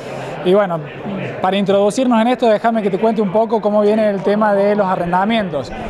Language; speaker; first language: Spanish; native; Spanish